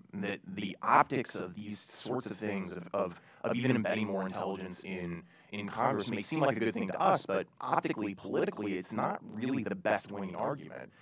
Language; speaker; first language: English; native; English